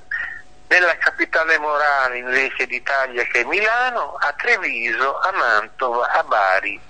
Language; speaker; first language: Italian; native; Italian